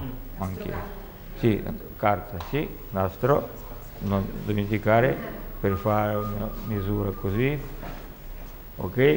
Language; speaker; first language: Italian; non-native, learner; Russian